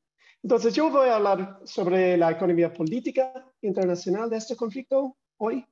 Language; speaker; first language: Spanish; non-native, fluent; English